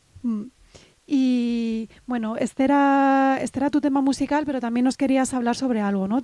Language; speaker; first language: Spanish; native; Spanish